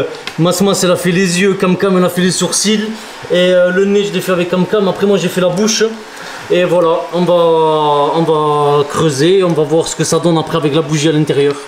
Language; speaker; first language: French; native; French